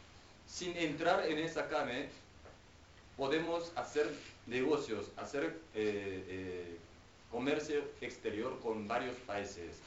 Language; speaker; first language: Spanish; non-native, fluent; Korean